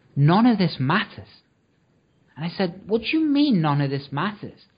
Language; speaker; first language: English; native; English